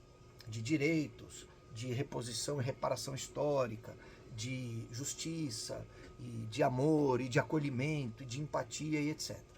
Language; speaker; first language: Portuguese; native; Portuguese